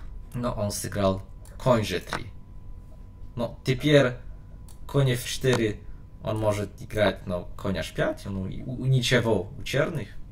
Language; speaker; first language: Russian; non-native, learner; Polish